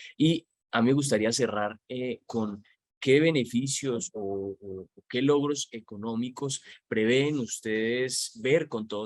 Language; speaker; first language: Spanish; native; Spanish